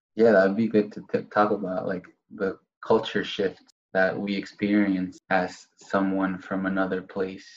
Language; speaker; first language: English; non-native, fluent; Spanish